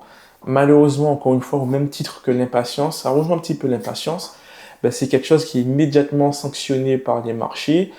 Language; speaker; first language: French; native; French